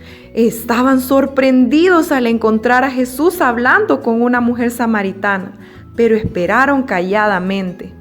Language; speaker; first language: Spanish; native; Spanish